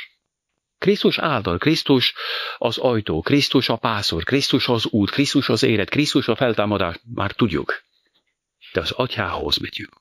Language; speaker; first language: Hungarian; non-native, fluent; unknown